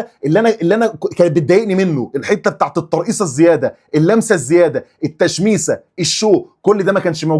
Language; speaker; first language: Arabic; native; Arabic